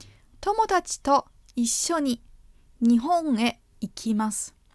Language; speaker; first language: Japanese; non-native, fluent; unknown